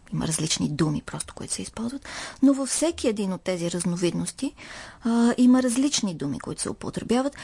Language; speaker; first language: Bulgarian; native; Bulgarian